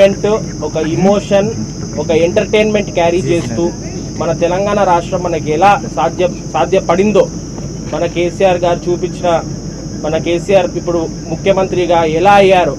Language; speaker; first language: Telugu; native; Telugu